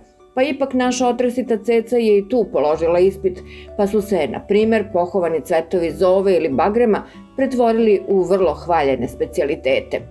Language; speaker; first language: Serbian; native; Serbian